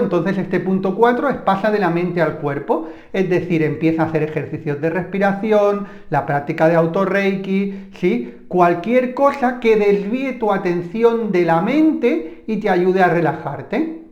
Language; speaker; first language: Spanish; native; Spanish